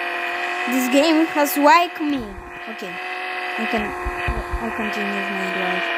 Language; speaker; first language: English; non-native, learner; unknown